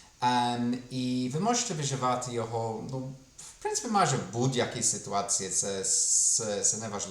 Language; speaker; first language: Ukrainian; non-native, fluent; English